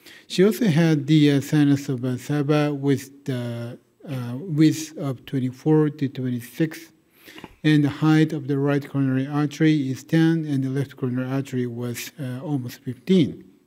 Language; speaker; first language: English; non-native, fluent; Japanese